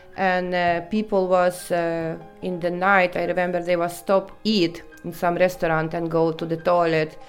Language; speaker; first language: English; non-native, learner; Ukrainian